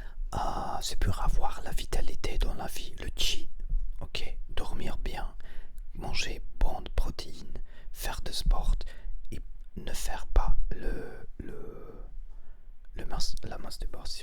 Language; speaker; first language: French; non-native, learner; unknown